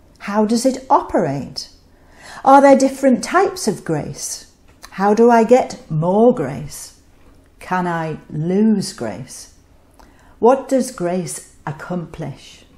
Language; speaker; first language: English; native; English